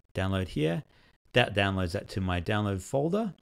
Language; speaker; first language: English; native; English